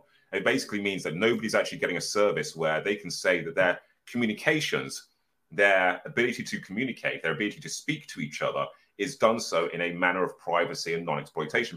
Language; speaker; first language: English; native; English